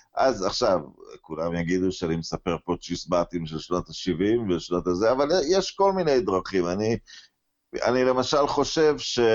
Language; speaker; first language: Hebrew; native; Hebrew